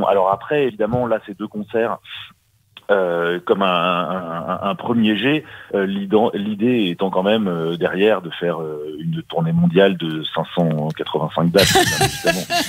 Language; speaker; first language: French; native; French